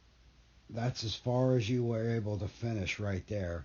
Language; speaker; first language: English; native; English